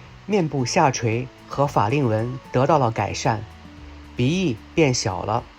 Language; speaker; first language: Chinese; native; Chinese